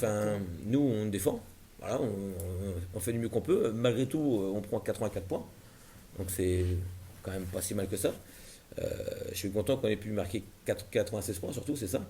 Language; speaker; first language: French; native; French